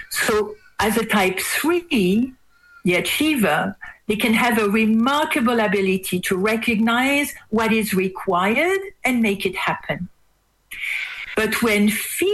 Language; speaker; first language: English; non-native, fluent; French